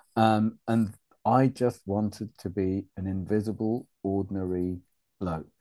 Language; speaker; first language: English; native; English